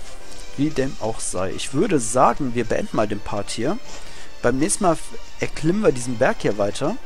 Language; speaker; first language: German; native; German